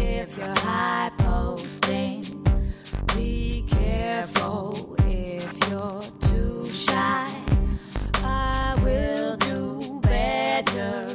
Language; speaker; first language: English; native; English